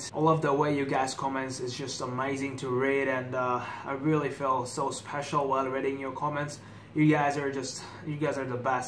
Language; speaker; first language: English; non-native, fluent; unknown